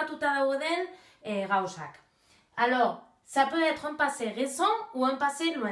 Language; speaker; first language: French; non-native, fluent; Basque